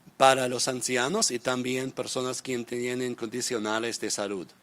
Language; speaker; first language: Spanish; non-native, fluent; English